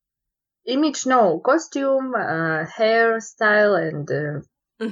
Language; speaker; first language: English; non-native, learner; Russian